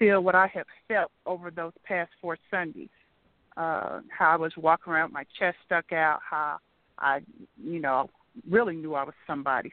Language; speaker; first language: English; native; English